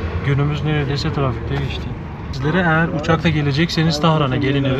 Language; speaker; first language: Turkish; native; Turkish